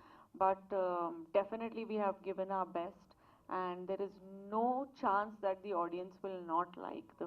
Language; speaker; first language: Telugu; non-native, learner; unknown